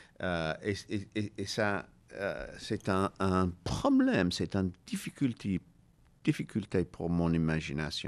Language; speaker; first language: French; non-native, learner; English